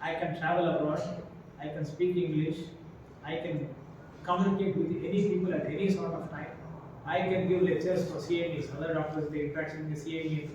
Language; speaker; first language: English; non-native, local second language; Kannada